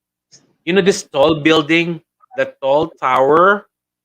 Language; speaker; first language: English; non-native, local second language; Filipino